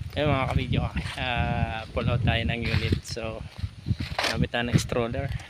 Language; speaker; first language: Filipino; native; Filipino